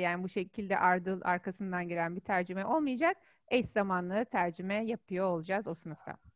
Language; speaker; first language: Turkish; native; Turkish